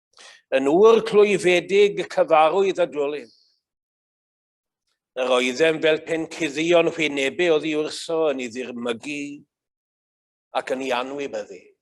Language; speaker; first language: Welsh; native; Welsh